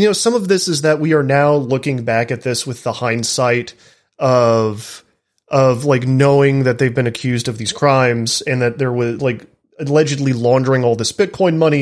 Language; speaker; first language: English; native; English